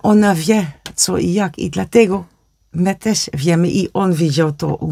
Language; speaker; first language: Polish; non-native, learner; Dutch